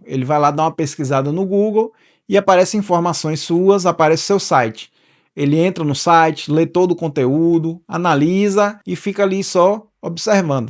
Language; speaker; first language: Portuguese; native; Portuguese